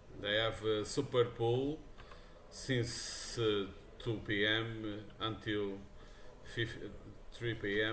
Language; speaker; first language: English; non-native, learner; Portuguese